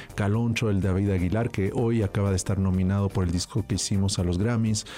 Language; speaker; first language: Spanish; early bilingual, heritage; French